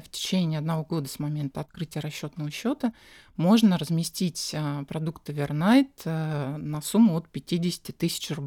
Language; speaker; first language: Russian; native; Russian